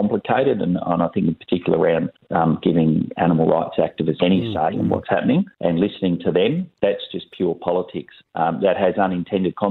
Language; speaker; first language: English; native; English